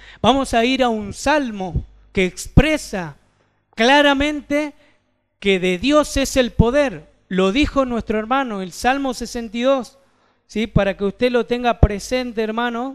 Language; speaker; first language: Spanish; native; Spanish